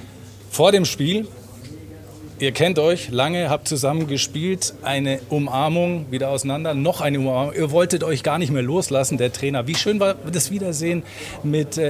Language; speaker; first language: German; native; German